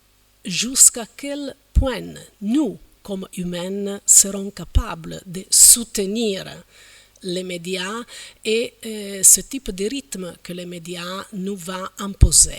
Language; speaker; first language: French; non-native, fluent; Italian